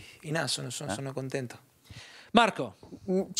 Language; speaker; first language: Italian; non-native, learner; Spanish